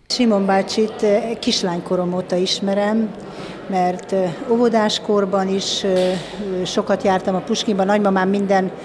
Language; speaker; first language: Hungarian; non-native, local second language; Slovak